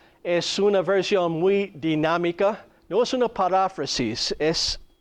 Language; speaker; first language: Spanish; non-native, fluent; English